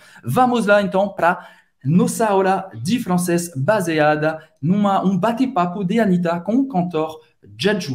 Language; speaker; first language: Portuguese; non-native, fluent; French